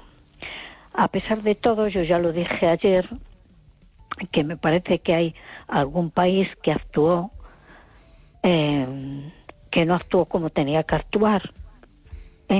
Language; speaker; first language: Spanish; native; Spanish